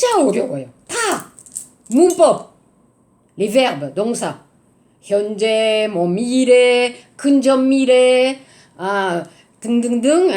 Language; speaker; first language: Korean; non-native, learner; French